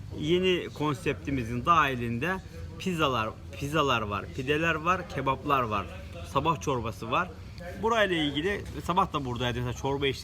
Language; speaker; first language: Turkish; native; Turkish